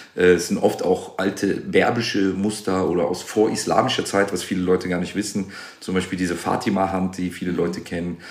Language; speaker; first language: German; native; German